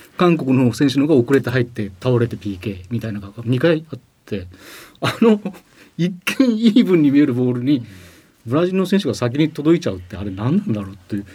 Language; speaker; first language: Japanese; native; Japanese